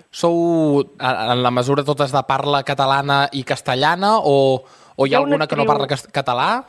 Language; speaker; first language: Catalan; native; Catalan